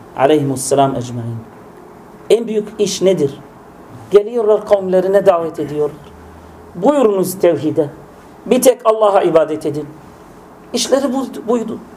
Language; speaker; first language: Turkish; non-native, fluent; Arabic